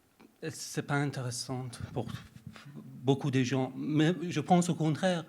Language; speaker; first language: French; non-native, fluent; Persian